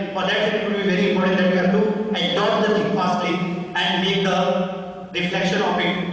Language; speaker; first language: English; non-native, local second language; Hindi